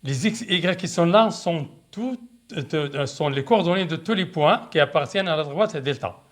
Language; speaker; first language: French; non-native, local second language; Arabic